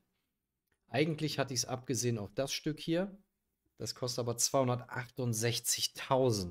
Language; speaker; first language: German; native; German